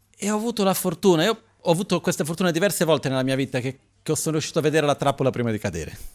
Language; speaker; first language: Italian; non-native, fluent; Portuguese